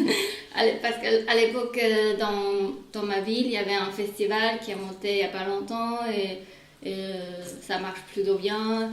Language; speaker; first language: French; non-native, fluent; Chinese